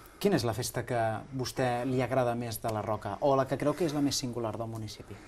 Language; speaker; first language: Catalan; native; Catalan